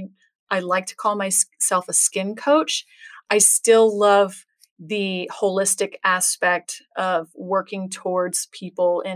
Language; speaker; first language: English; native; English